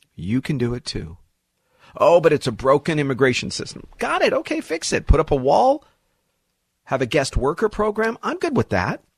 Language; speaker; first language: English; early bilingual, other home language; Arabic